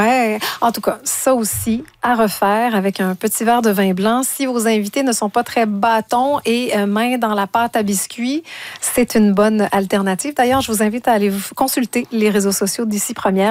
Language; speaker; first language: French; native; French